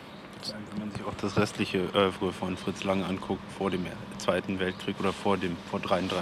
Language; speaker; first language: German; native; German